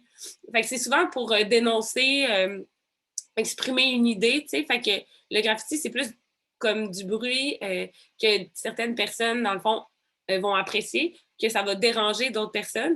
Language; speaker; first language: French; native; French